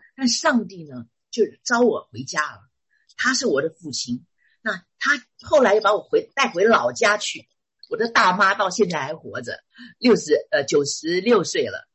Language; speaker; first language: Chinese; native; Chinese